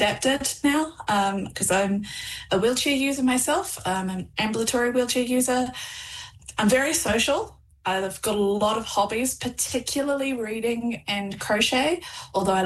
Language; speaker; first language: English; native; English